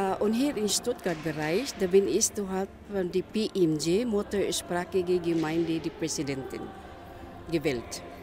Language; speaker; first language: German; non-native, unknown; Filipino